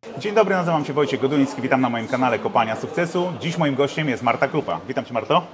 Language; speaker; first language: Polish; native; Polish